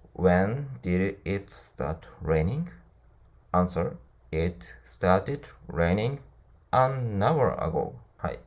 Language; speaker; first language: English; non-native, fluent; Japanese